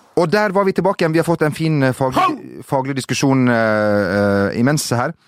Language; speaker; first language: Norwegian; native; Norwegian